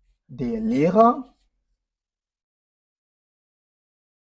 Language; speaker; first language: German; non-native, fluent; French